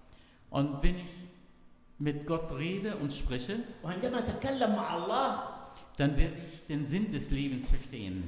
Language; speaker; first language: German; non-native, fluent; Arabic